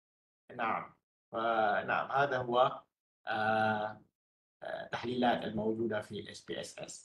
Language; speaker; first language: Arabic; non-native, fluent; Malay